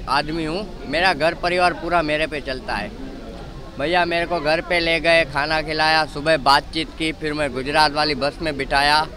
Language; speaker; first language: Hindi; non-native, local second language; Gujarati